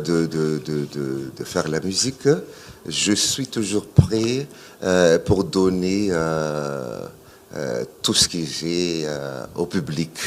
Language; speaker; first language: French; non-native, local second language; Malagasy